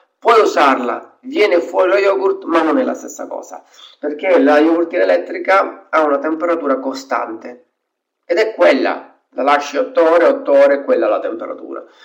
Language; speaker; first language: Italian; native; Italian